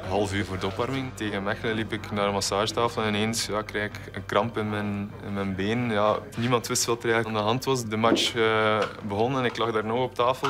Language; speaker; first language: Dutch; native; Dutch